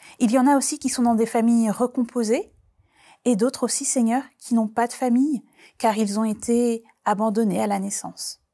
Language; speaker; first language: French; native; French